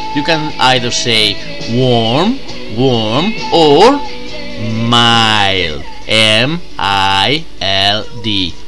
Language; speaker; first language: English; non-native, fluent; Spanish